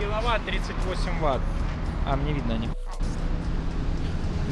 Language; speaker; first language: Russian; native; Russian